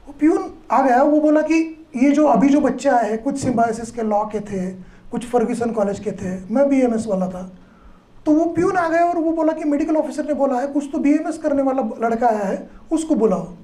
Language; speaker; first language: Hindi; non-native, local second language; Marathi